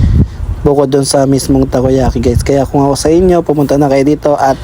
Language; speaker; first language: Filipino; native; Filipino